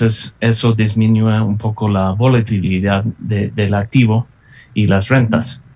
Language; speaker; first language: Spanish; non-native, fluent; English